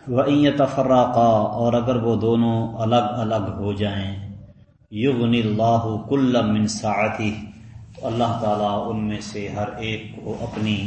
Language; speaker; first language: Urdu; non-native, local second language; Punjabi